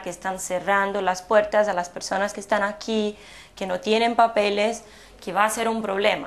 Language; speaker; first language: Spanish; non-native, fluent; Portuguese